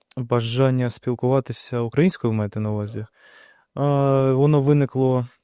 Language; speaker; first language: Ukrainian; non-native, local second language; Russian